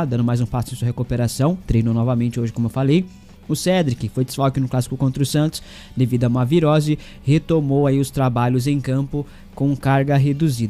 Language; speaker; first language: Portuguese; native; Portuguese